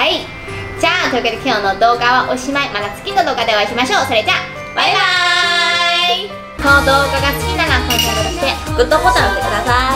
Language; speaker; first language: Japanese; non-native, fluent; Chinese